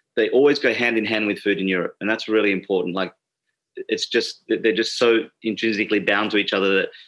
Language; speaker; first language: English; native; English